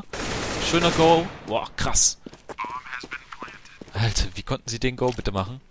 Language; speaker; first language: German; native; German